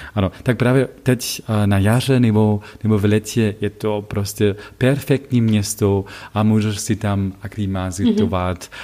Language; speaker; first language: Czech; non-native, fluent; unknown